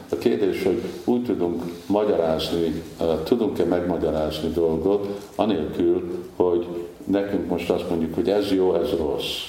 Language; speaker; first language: Hungarian; early bilingual, heritage; Hungarian